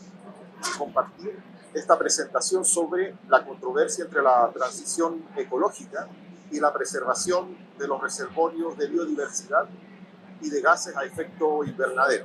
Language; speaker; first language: Spanish; native; Spanish